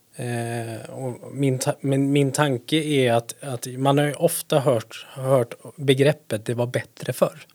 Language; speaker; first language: Swedish; native; Swedish